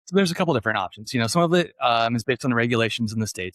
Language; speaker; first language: English; native; English